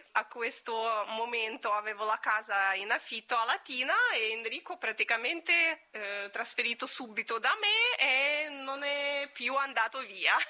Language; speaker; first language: Italian; non-native, fluent; Latvian